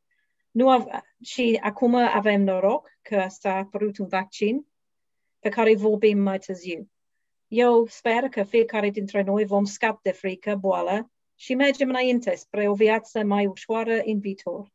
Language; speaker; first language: Romanian; non-native, learner; English